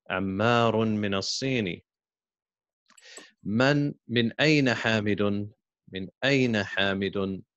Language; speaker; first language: Arabic; non-native, fluent; English